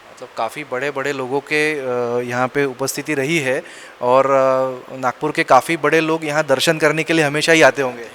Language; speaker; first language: Hindi; non-native, local second language; Marathi